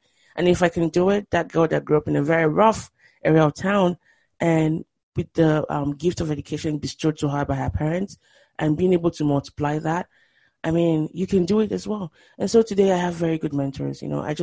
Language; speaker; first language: English; non-native, local second language; Yoruba